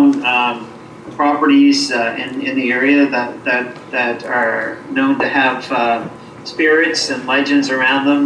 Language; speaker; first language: English; native; English